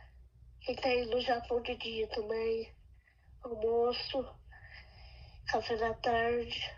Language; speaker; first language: Portuguese; early bilingual, heritage; Portuguese